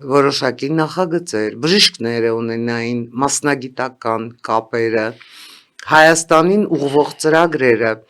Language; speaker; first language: Armenian; native; Armenian